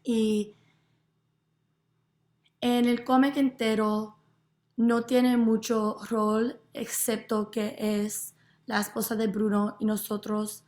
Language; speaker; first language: Spanish; non-native, learner; English